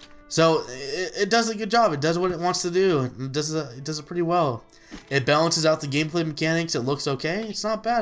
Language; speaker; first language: English; native; English